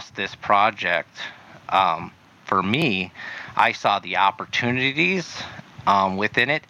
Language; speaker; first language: English; native; English